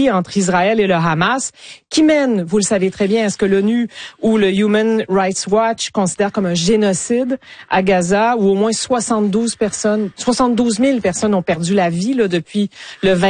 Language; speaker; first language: French; native; French